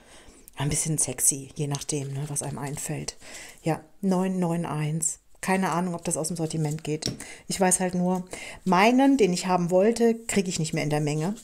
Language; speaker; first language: German; native; German